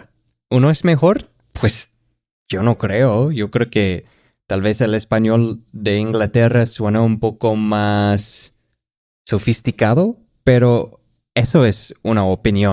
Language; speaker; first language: Spanish; non-native, fluent; English